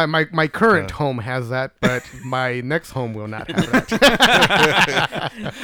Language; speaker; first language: English; early bilingual, other home language; Spanish